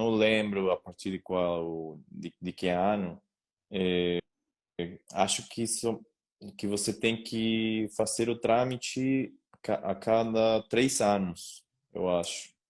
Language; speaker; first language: Portuguese; non-native, learner; Spanish